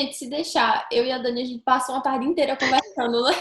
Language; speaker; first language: Portuguese; native; Portuguese